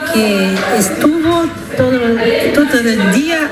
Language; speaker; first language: Spanish; non-native, learner; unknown